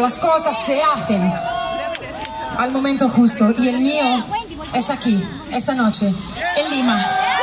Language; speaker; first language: Spanish; non-native, fluent; Italian